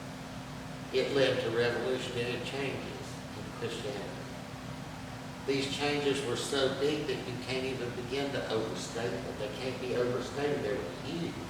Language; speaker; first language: English; native; English